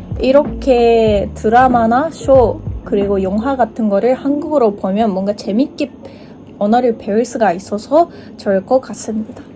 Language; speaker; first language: Korean; non-native, fluent; Japanese